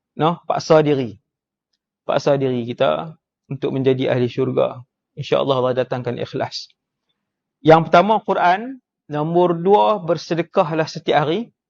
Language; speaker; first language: Malay; native; Malay